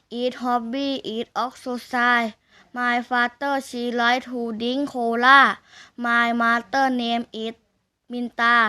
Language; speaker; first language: English; non-native, learner; Thai